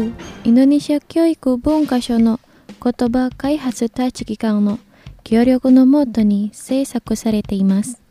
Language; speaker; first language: Japanese; non-native, fluent; Indonesian